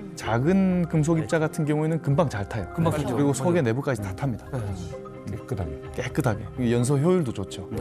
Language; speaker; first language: Korean; native; Korean